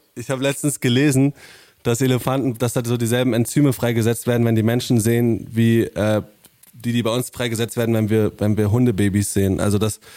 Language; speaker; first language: German; native; German